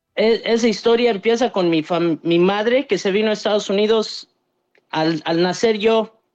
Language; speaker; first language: Spanish; early bilingual, heritage; Spanish